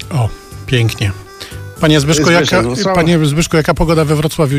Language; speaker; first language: Polish; native; Polish